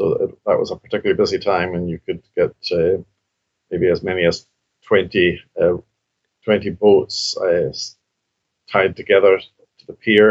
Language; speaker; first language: English; non-native, local second language; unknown